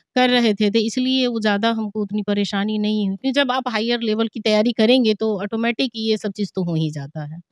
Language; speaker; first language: Hindi; native; Hindi